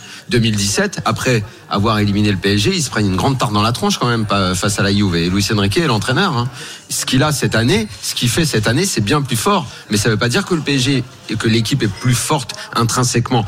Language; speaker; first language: French; native; French